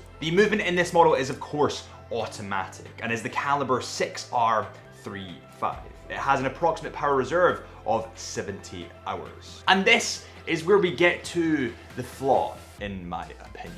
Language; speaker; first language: English; native; English